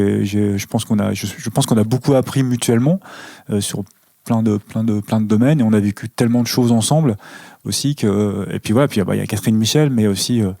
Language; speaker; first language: French; native; French